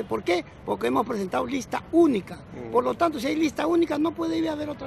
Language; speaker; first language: Spanish; native; Spanish